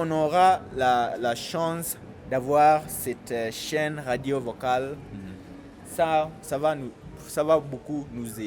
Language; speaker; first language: French; non-native, fluent; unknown